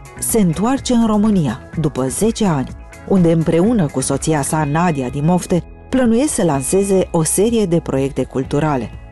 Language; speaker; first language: Romanian; native; Romanian